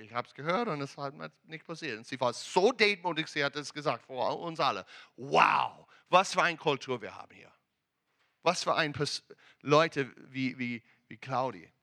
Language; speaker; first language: German; non-native, learner; English